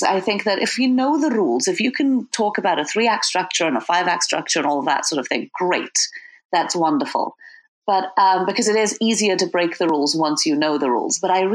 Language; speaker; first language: English; native; English